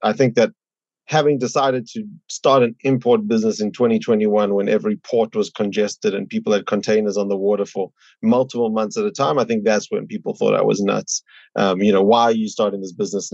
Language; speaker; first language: English; native; English